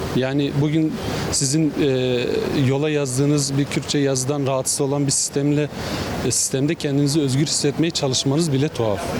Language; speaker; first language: Turkish; non-native, local second language; Kurdish